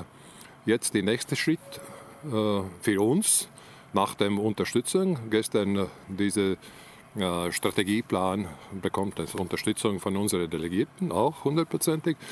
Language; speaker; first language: German; non-native, learner; Latvian